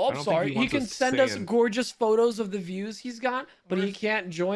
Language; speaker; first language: English; native; English